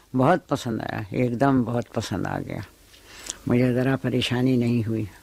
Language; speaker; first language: Urdu; native; Urdu